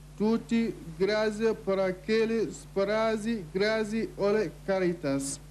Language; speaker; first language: Italian; non-native, learner; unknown